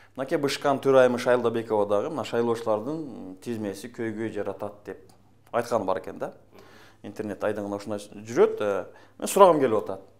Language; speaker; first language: Kyrgyz; native; Kyrgyz